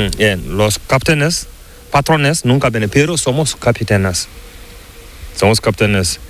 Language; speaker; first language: Spanish; non-native, learner; Fula